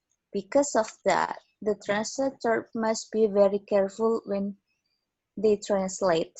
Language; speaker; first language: English; non-native, fluent; Indonesian